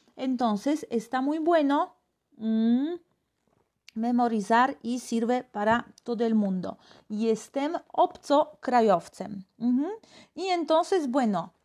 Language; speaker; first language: Spanish; non-native, fluent; Polish